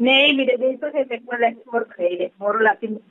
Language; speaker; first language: Dutch; non-native, local second language; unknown